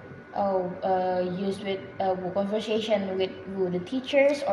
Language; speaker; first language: English; non-native, fluent; Indonesian